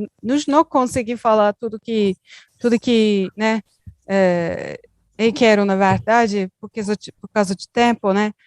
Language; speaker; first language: Portuguese; non-native, learner; Turkish